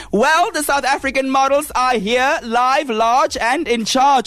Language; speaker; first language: English; non-native, local second language; Afrikaans